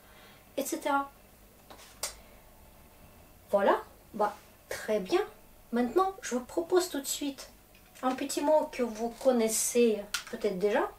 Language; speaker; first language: French; non-native, fluent; Russian